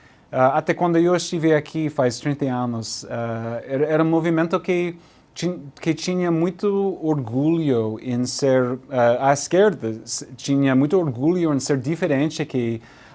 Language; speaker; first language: Portuguese; non-native, learner; English